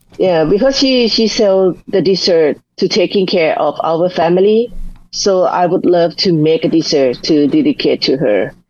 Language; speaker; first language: English; non-native, learner; Thai